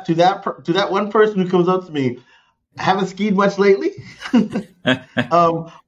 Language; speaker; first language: English; native; English